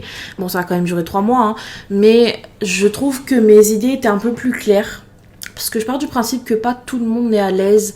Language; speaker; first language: French; native; French